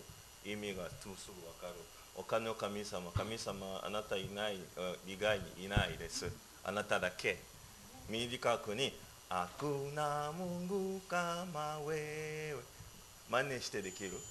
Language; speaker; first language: Japanese; non-native, learner; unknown